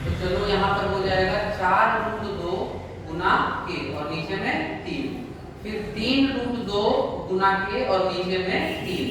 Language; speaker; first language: Hindi; native; Hindi